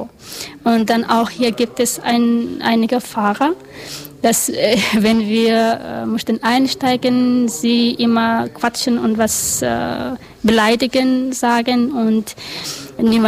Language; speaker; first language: German; non-native, learner; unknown